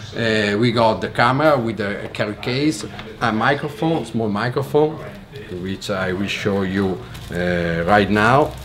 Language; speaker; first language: English; non-native, fluent; Italian